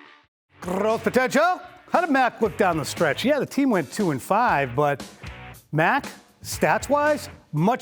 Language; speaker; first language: English; native; English